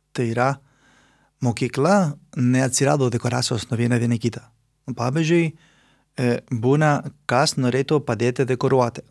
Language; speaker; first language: Lithuanian; non-native, fluent; Spanish